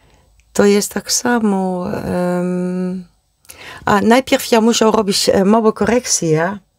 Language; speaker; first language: Polish; non-native, learner; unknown